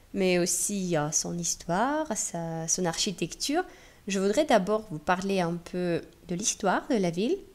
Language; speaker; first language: French; non-native, fluent; Russian